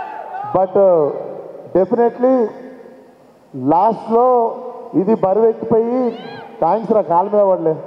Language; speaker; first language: Telugu; native; Telugu